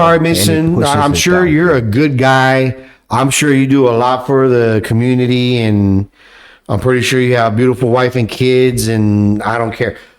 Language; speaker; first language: English; native; English